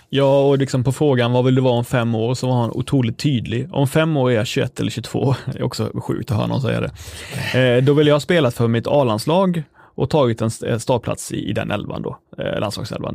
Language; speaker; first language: Swedish; native; Swedish